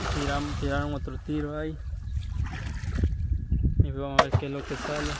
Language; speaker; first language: Spanish; native; Spanish